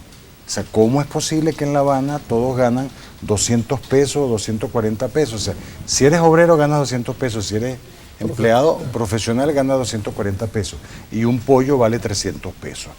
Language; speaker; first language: Spanish; native; Spanish